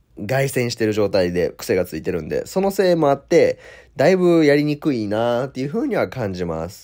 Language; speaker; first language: Japanese; native; Japanese